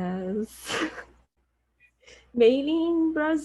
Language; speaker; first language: English; non-native, learner; Portuguese